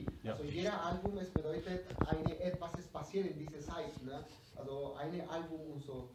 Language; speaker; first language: German; non-native, learner; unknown